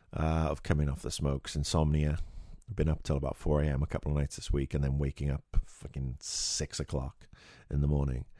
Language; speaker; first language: English; native; English